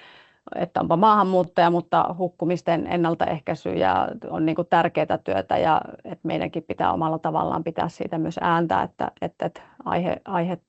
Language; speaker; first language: Finnish; native; Finnish